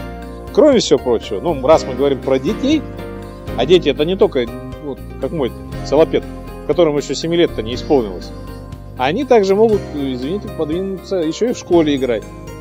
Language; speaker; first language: Russian; native; Russian